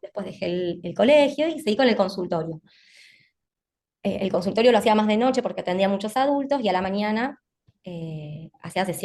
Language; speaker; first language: Spanish; native; Spanish